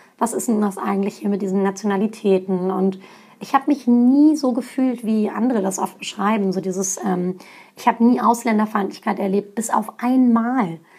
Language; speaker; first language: German; native; German